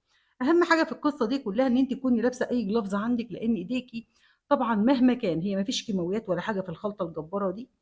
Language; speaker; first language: Arabic; native; Arabic